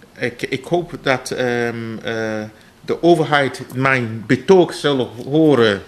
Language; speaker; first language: Dutch; non-native, fluent; English